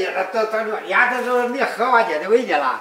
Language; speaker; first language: Russian; non-native, learner; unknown